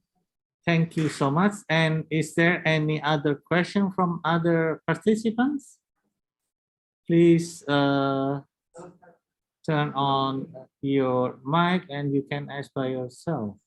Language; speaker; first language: English; non-native, learner; Indonesian